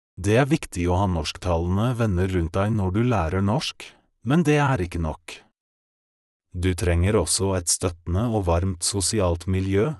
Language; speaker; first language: Norwegian; non-native, learner; Polish